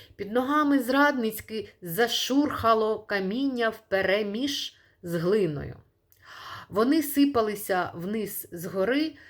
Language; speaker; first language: Ukrainian; non-native, local second language; Russian